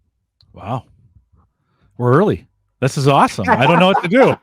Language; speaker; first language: English; native; English